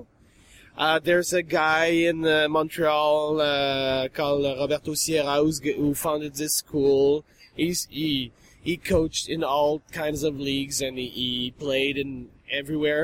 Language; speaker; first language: English; non-native, fluent; French